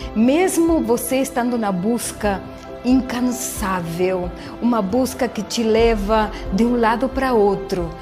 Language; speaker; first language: Portuguese; non-native, fluent; Spanish